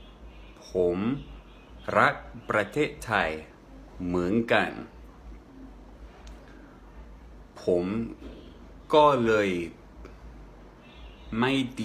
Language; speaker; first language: Thai; non-native, learner; English